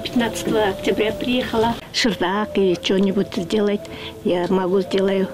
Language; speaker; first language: Russian; non-native, learner; Kyrgyz